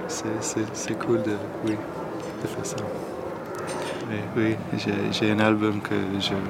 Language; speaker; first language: French; non-native, learner; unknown